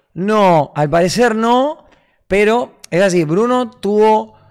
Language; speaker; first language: Spanish; native; Spanish